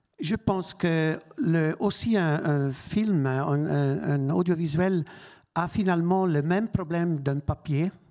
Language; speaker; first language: French; non-native, local second language; German